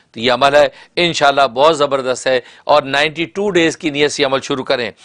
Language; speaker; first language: Urdu; non-native, local second language; Punjabi